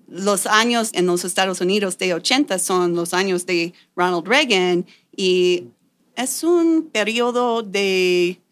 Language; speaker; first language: Spanish; non-native, fluent; English